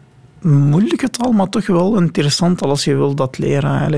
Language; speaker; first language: Dutch; non-native, learner; Arabic